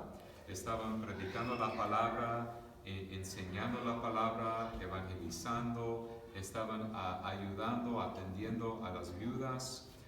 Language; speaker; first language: Spanish; early bilingual, other home language; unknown